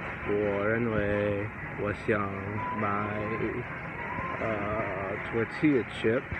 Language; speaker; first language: Chinese; non-native, learner; English